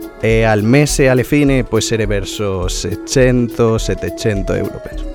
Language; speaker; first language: Italian; non-native, learner; Spanish